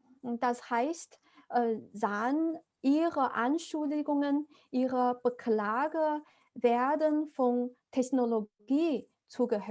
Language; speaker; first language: German; non-native, fluent; Chinese